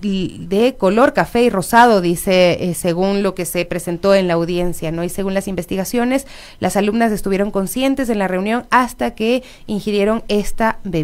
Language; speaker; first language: Spanish; native; Spanish